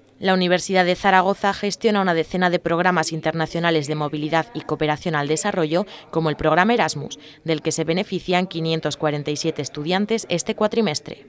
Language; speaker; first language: Spanish; native; Spanish